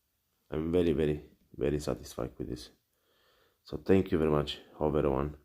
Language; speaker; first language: English; non-native, learner; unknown